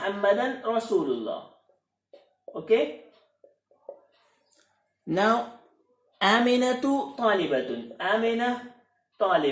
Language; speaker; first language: Arabic; non-native, fluent; Urdu